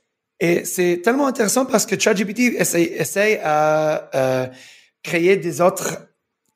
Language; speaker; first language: French; early bilingual, heritage; French